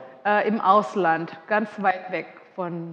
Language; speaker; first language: German; non-native, fluent; Indonesian